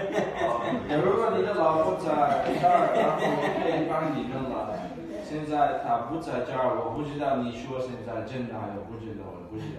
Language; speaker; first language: Chinese; non-native, learner; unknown